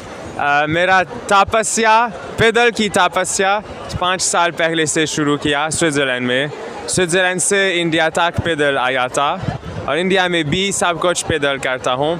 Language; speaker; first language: Hindi; non-native, learner; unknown